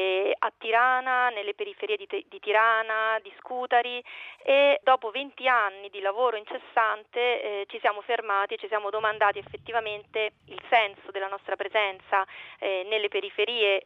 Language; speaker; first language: Italian; native; Italian